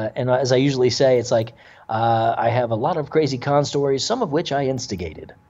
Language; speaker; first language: English; native; English